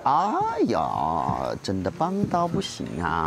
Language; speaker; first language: Chinese; native; Chinese